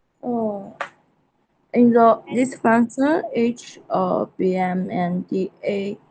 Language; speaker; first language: English; non-native, learner; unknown